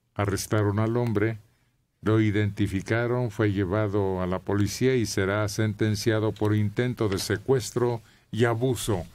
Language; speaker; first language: Spanish; native; Spanish